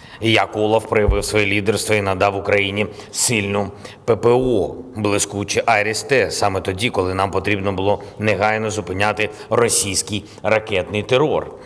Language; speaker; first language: Ukrainian; non-native, local second language; Russian